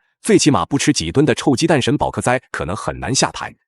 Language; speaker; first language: Chinese; native; Chinese